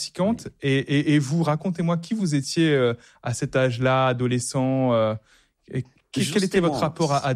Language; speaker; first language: French; native; French